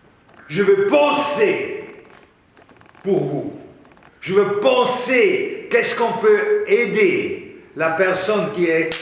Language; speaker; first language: French; non-native, learner; Hebrew